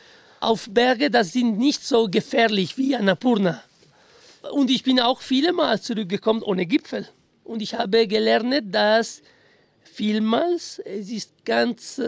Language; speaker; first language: German; non-native, fluent; Italian